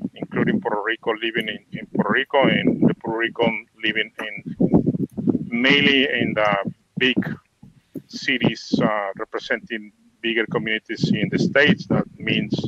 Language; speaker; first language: English; non-native, fluent; Spanish